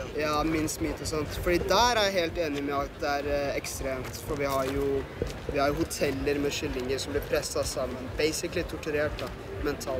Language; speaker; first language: Norwegian; native; Norwegian